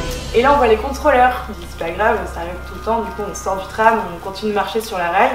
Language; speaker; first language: French; native; French